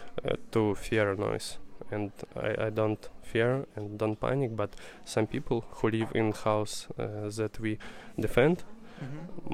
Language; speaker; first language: English; non-native, learner; Russian